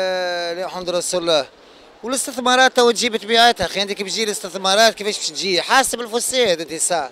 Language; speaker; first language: Arabic; native; Arabic